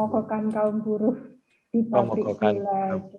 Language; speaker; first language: Indonesian; native; Indonesian